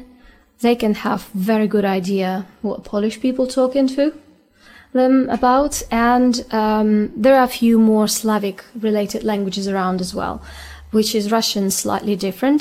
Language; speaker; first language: English; non-native, fluent; Ukrainian